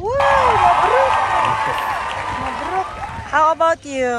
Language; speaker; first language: English; non-native, local second language; Cebuano